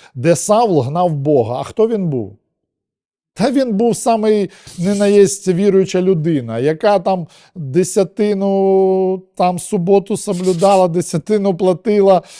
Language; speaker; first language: Ukrainian; non-native, local second language; Russian